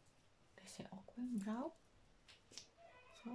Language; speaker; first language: Dutch; non-native, learner; Indonesian